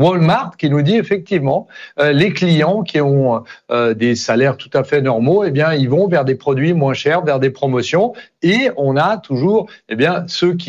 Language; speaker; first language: French; native; French